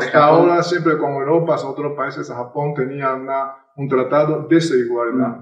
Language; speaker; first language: Spanish; non-native, fluent; Japanese